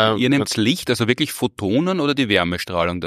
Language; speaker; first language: German; native; German